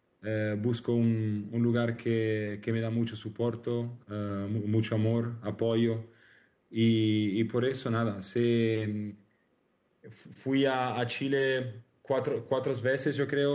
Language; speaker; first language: Spanish; non-native, learner; Italian